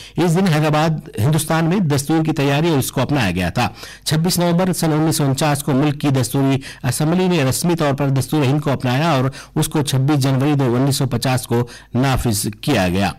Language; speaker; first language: Urdu; native; Urdu